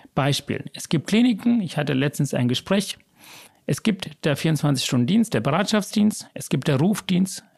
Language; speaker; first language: German; early bilingual, other home language; Sinhala